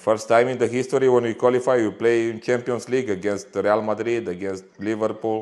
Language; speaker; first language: English; non-native, learner; Bulgarian